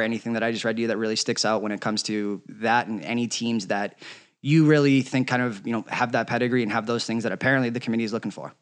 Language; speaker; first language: English; native; English